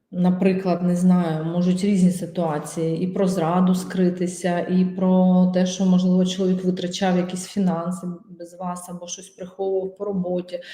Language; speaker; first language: Ukrainian; non-native, local second language; Russian